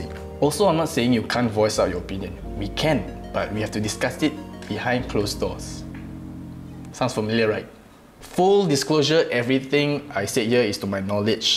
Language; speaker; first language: English; non-native, local second language; Malay